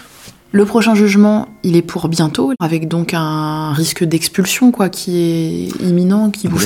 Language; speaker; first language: French; native; French